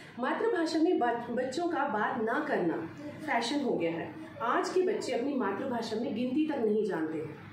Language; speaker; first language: Hindi; non-native, local second language; Dogri